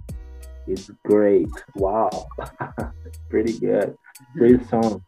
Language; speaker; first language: English; non-native, learner; Portuguese